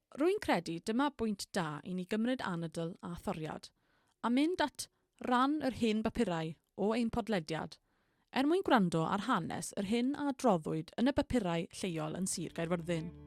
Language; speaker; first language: Welsh; native; Welsh